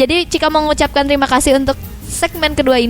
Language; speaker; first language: Indonesian; native; Indonesian